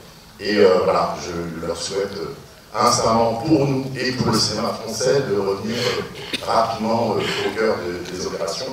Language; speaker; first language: French; native; French